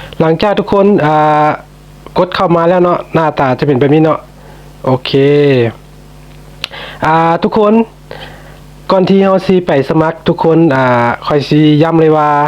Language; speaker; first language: Thai; non-native, local second language; Lao